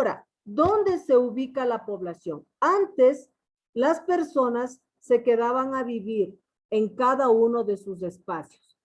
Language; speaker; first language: Spanish; native; Spanish